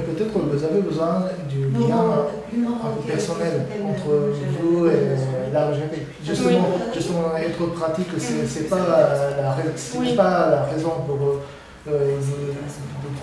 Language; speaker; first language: French; non-native, learner; Korean